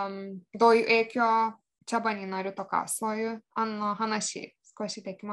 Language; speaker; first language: Japanese; non-native, fluent; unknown